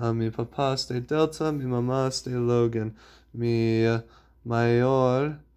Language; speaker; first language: Spanish; non-native, learner; English